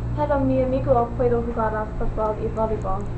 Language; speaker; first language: Spanish; non-native, learner; English